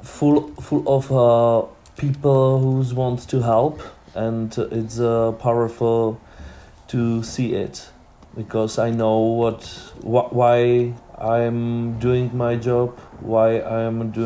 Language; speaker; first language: English; non-native, learner; Czech